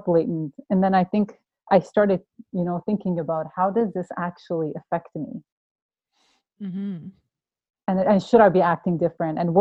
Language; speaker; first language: English; non-native, fluent; Persian